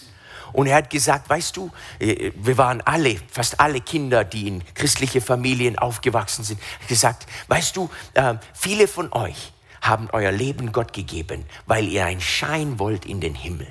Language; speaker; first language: German; non-native, fluent; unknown